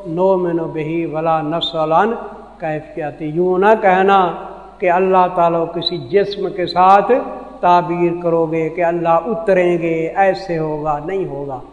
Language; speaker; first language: Urdu; non-native, local second language; Saraiki